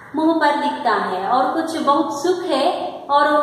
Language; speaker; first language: Hindi; non-native, local second language; Telugu